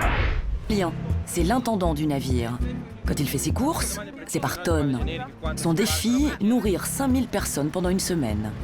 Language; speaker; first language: French; native; French